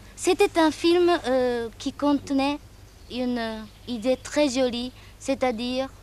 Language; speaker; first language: French; non-native, fluent; Japanese